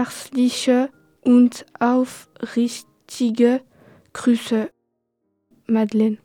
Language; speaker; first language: German; non-native, learner; French